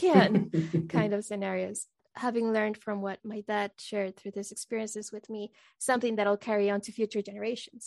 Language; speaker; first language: English; non-native, fluent; Spanish